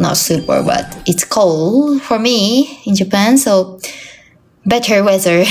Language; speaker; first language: English; non-native, learner; Japanese